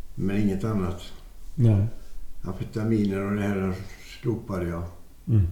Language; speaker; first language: Swedish; native; Swedish